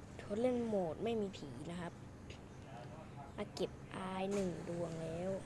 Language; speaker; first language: Thai; native; Thai